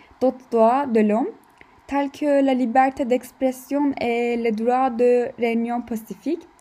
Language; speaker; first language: French; non-native, learner; Turkish